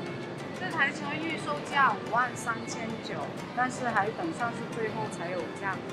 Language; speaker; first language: Chinese; native; Chinese